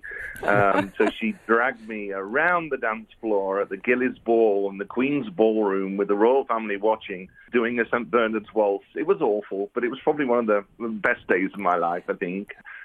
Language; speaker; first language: English; native; English